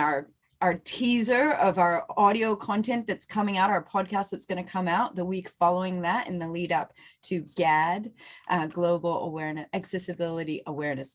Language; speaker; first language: English; native; English